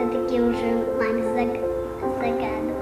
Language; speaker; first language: Russian; native; Russian